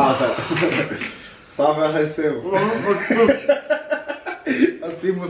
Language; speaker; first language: Arabic; native; Arabic